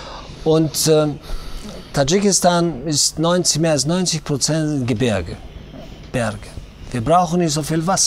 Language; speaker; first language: German; non-native, learner; Tajik